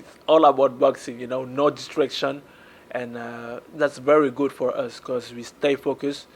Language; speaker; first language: English; non-native, learner; French